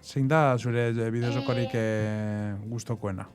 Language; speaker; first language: Basque; native; Basque